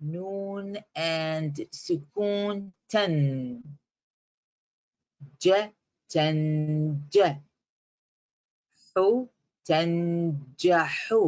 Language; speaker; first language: Arabic; non-native, fluent; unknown